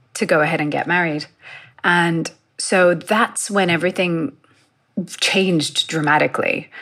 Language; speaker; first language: English; native; English